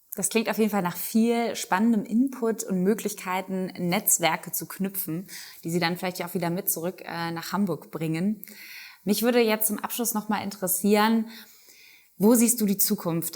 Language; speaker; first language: German; native; German